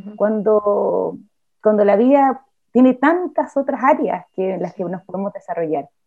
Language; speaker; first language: Spanish; native; Spanish